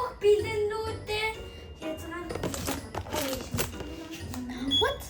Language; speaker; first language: Mongolian; early bilingual, heritage; Mongolian